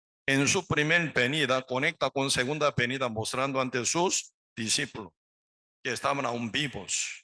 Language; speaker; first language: Spanish; non-native, learner; Korean